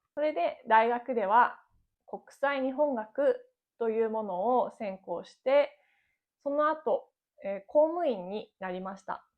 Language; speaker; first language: Japanese; native; Japanese